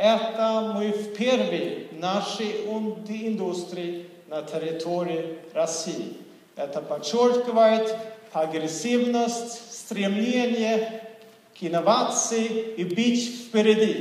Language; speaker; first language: Russian; non-native, fluent; Swedish